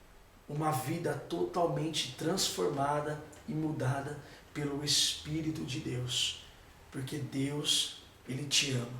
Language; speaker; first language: Portuguese; native; Portuguese